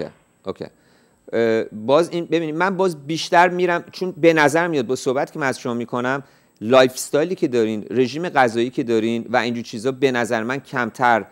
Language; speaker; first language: Persian; native; Persian